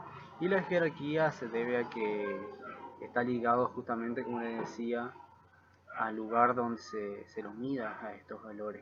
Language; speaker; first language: Spanish; native; Spanish